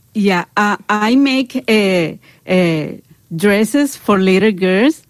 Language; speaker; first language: English; non-native, learner; Spanish